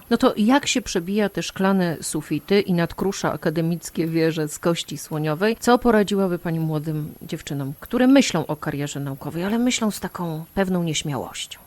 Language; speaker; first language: Polish; native; Polish